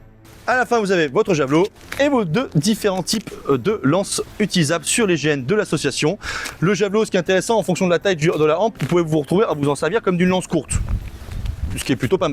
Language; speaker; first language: French; native; French